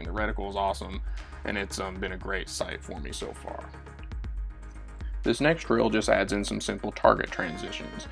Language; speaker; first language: English; native; English